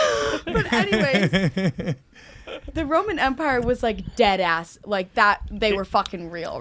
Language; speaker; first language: English; native; English